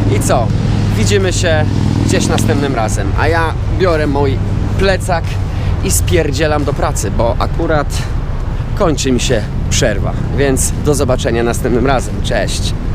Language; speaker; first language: Polish; native; Polish